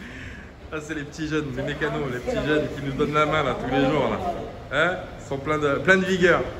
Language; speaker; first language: French; native; French